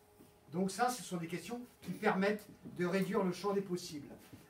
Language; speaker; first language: French; native; French